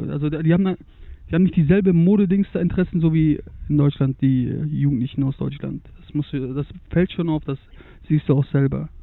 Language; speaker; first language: German; early bilingual, other home language; Turkish